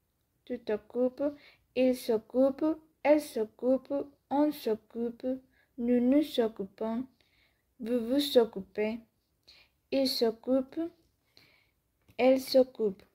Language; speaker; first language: French; non-native, learner; Spanish